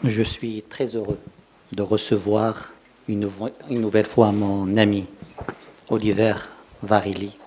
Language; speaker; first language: French; non-native, local second language; Arabic